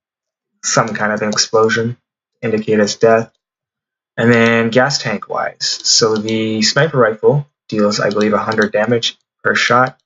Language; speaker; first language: English; native; English